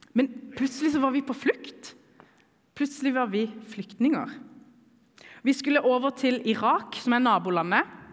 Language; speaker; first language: Norwegian; early bilingual, other home language; Kurdish